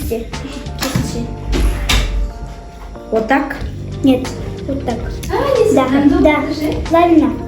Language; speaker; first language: Russian; non-native, local second language; Kazakh